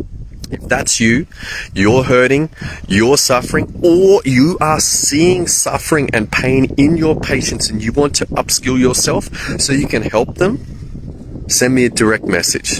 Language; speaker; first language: English; native; English